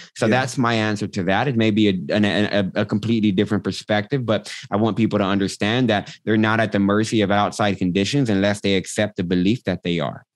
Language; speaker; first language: English; native; English